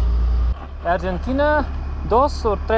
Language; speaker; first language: Spanish; non-native, learner; English